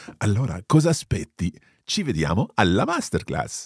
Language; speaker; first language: Italian; non-native, fluent; English